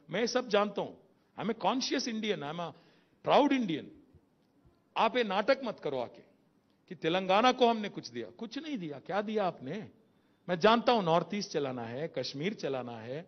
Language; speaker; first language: Hindi; non-native, local second language; Telugu